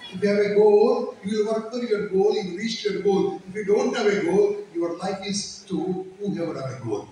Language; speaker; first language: English; non-native, local second language; Telugu